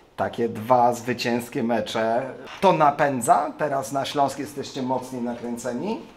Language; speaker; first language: Polish; native; Polish